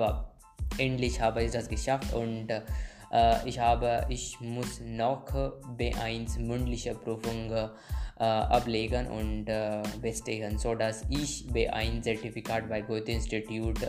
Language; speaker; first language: German; non-native, learner; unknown